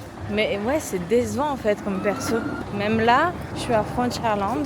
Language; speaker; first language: French; native; French